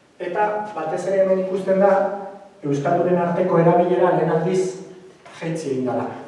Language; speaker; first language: Basque; native; Basque